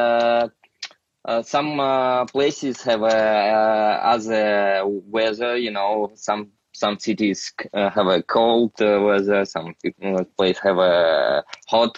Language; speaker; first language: English; non-native, learner; Russian